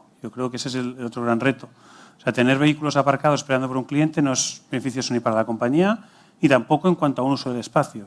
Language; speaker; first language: Spanish; native; Spanish